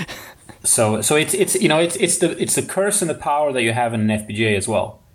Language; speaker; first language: English; non-native, fluent; Swedish